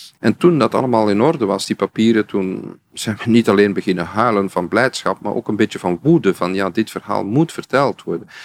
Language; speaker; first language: Dutch; native; Dutch